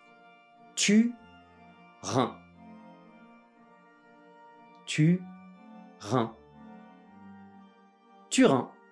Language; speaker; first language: Japanese; non-native, fluent; French